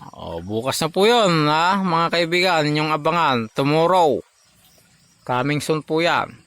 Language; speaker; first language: Filipino; native; Filipino